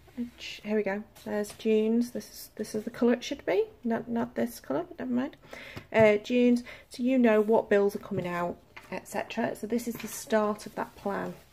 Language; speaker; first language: English; native; English